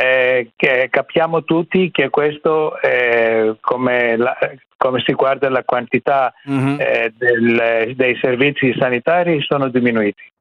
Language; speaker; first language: Italian; non-native, fluent; Greek